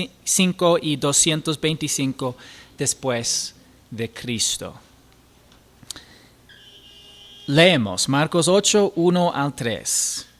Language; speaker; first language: Spanish; non-native, fluent; English